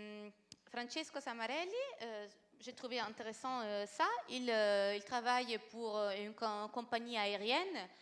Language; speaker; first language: French; non-native, fluent; Italian